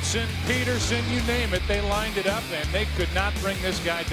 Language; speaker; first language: English; native; English